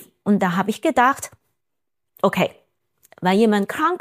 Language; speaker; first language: German; non-native, fluent; Chinese